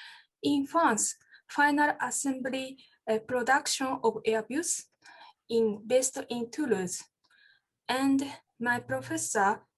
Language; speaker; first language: English; non-native, learner; Japanese